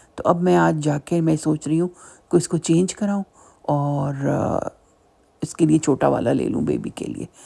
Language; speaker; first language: Urdu; native; Urdu